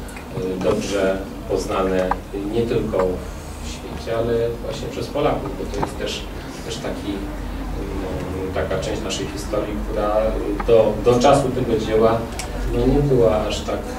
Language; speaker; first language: Polish; native; Polish